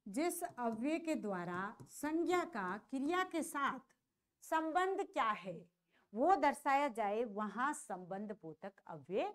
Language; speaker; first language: Hindi; native; Hindi